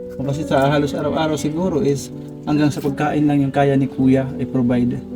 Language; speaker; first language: Filipino; non-native, local second language; Waray